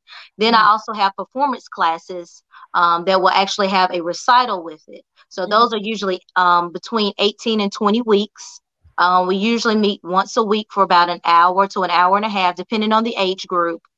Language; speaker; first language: English; native; English